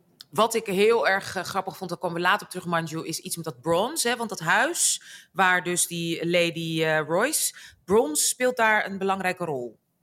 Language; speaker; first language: Dutch; native; Dutch